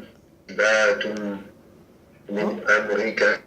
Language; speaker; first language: Arabic; non-native, learner; English